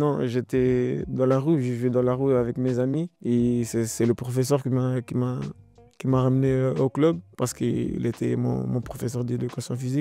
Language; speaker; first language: French; non-native, learner; Portuguese